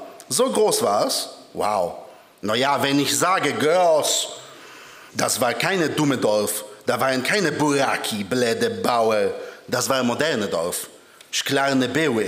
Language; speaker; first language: German; early bilingual, other home language; Polish